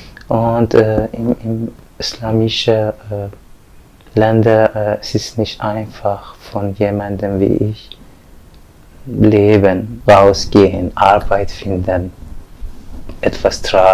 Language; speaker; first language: German; non-native, learner; Persian